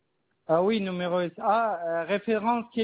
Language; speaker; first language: French; non-native, learner; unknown